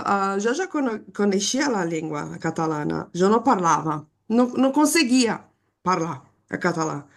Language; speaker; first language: Catalan; non-native, fluent; Portuguese